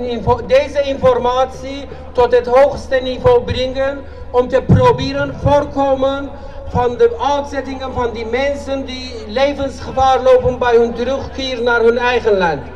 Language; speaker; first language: Dutch; non-native, fluent; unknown